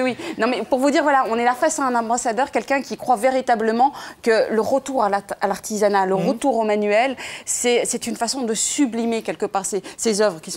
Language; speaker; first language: French; native; French